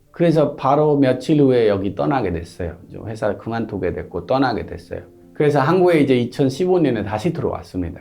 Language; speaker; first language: Korean; non-native, fluent; Hindi